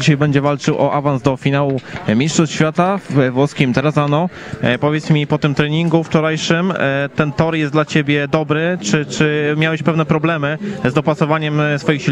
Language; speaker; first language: Polish; native; Polish